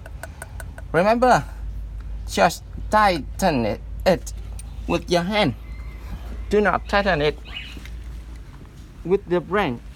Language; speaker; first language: English; non-native, learner; Vietnamese